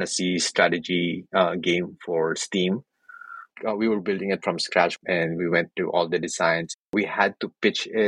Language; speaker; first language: English; non-native, local second language; Filipino